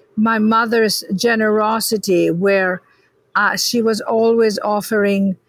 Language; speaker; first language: English; non-native, fluent; Greek